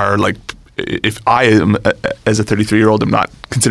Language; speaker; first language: English; native; English